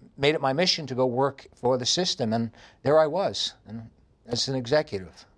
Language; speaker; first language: English; native; English